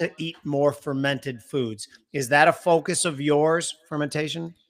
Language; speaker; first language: English; native; English